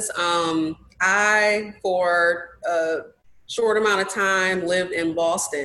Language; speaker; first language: English; native; English